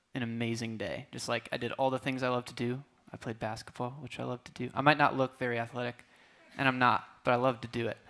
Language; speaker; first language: English; native; English